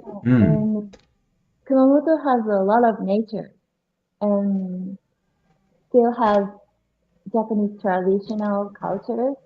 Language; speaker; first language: English; non-native, learner; Japanese